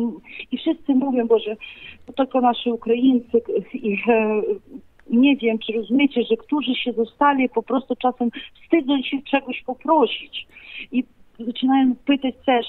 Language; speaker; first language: Polish; non-native, fluent; Ukrainian